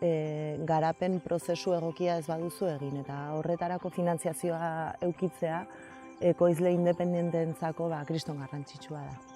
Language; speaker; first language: Basque; native; Basque